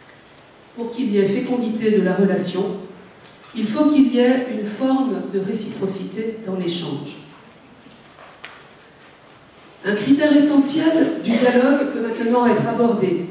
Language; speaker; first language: French; native; French